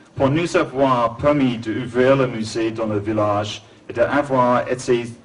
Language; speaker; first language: French; non-native, learner; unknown